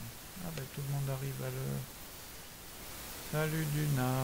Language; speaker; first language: French; native; French